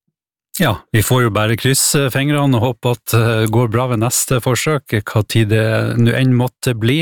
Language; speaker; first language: Norwegian; native; Norwegian